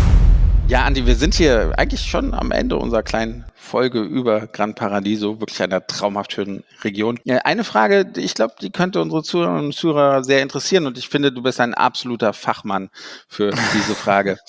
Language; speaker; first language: German; native; German